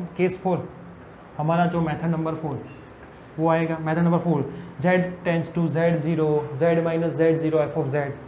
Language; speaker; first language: Hindi; non-native, local second language; Gujarati